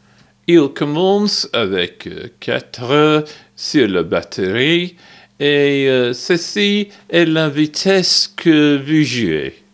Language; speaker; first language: French; non-native, learner; English